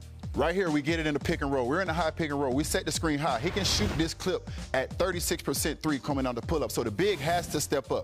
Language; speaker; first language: English; native; English